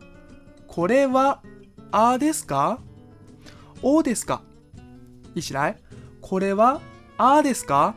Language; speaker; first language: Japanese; non-native, fluent; Chinese